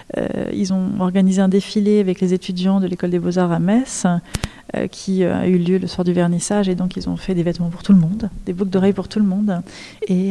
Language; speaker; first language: French; native; French